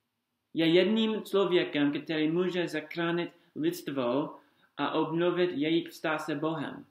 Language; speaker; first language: Czech; non-native, fluent; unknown